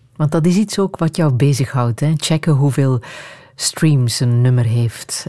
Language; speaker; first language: Dutch; native; Dutch